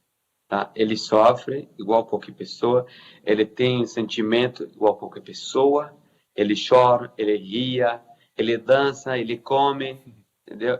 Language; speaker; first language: Portuguese; non-native, fluent; Arabic